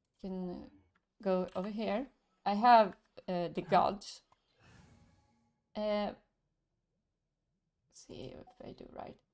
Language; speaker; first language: English; non-native, learner; Swedish